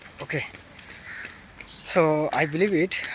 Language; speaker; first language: English; non-native, learner; Bangla